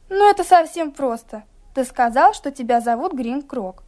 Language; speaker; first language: Russian; native; Russian